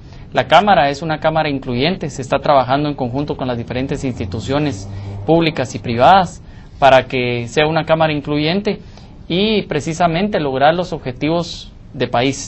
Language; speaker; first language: Spanish; native; Spanish